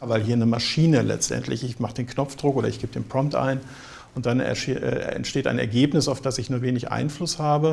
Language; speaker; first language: German; native; German